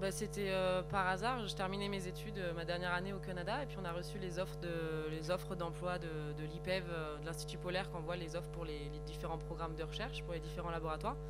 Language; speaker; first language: French; native; French